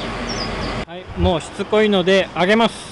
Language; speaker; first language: Japanese; native; Japanese